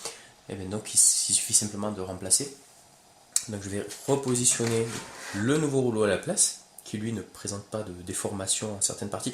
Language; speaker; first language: French; native; French